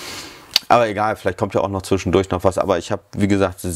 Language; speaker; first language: German; native; German